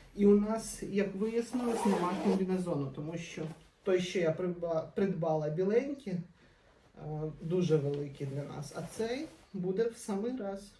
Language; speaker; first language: Ukrainian; non-native, local second language; Russian